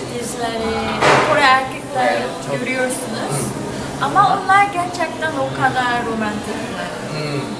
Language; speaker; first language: Turkish; non-native, learner; Korean